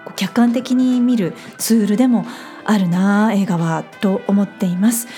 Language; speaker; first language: Japanese; native; Japanese